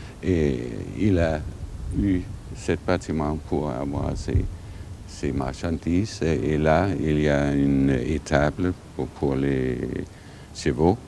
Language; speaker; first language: French; non-native, fluent; Danish